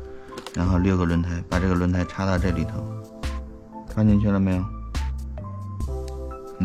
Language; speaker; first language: Chinese; native; Chinese